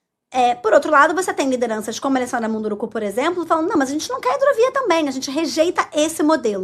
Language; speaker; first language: Portuguese; native; Portuguese